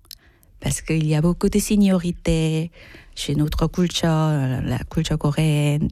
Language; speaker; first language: French; non-native, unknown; Korean